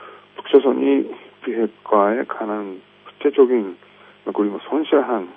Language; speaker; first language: Korean; non-native, fluent; Japanese